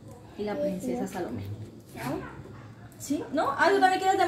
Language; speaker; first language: Spanish; native; Spanish